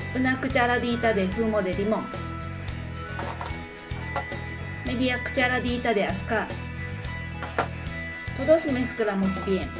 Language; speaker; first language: Spanish; non-native, learner; Japanese